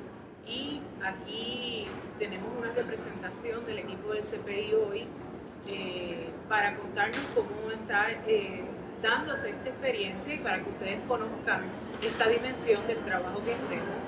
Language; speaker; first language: Spanish; native; Spanish